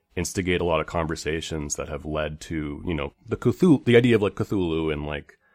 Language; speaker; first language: English; native; English